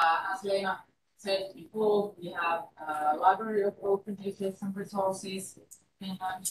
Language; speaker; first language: English; non-native, fluent; Finnish